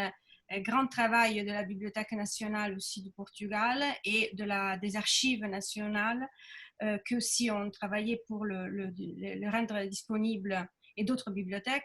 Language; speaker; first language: French; non-native, fluent; Italian